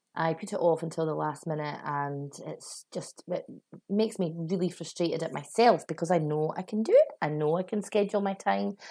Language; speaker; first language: English; native; English